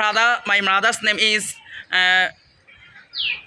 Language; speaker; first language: English; non-native, learner; Bangla